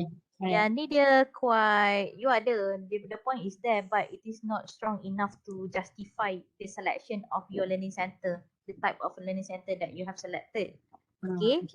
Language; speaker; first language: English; non-native, local second language; Malay